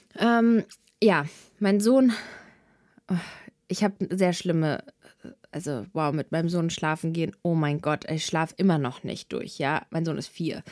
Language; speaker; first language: German; early bilingual, other home language; Serbian